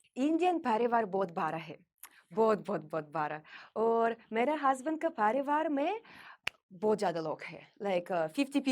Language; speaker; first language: Hindi; non-native, learner; Russian